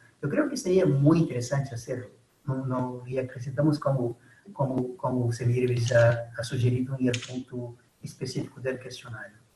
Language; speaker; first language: Spanish; non-native, fluent; Portuguese